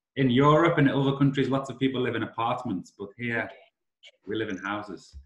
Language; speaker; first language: English; native; English